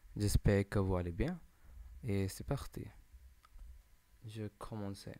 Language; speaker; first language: French; non-native, learner; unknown